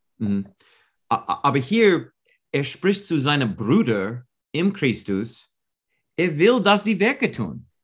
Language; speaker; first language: German; non-native, learner; English